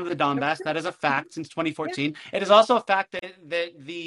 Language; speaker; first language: English; native; English